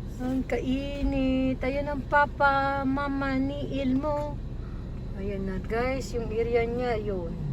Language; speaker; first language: Filipino; non-native, local second language; Cebuano